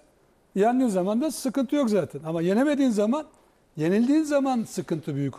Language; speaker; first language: Turkish; native; Turkish